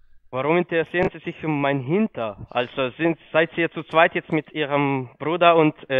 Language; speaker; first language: German; non-native, fluent; Polish